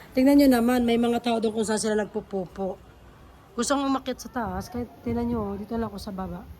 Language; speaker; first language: Filipino; native; Filipino